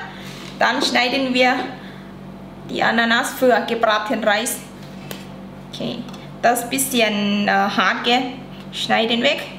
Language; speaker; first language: German; non-native, learner; Thai